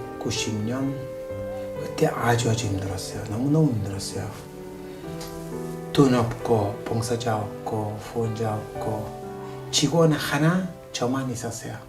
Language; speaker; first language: Korean; non-native, fluent; Italian